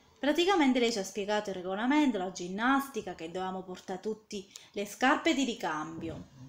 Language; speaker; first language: Italian; native; Italian